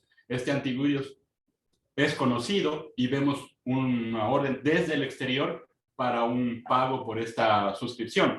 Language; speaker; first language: Spanish; native; Spanish